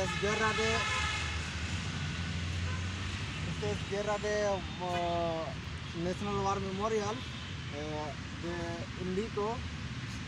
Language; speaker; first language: Spanish; non-native, learner; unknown